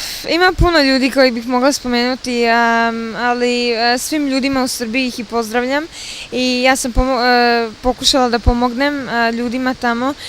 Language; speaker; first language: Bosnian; early bilingual, other home language; Serbian